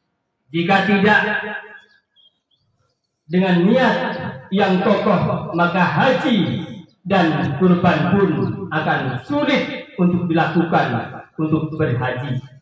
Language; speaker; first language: Indonesian; native; Indonesian